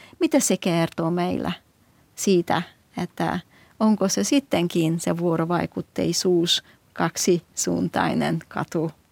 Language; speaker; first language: Finnish; non-native, fluent; Hungarian